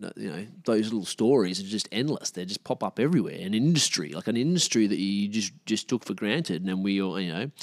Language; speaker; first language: English; native; English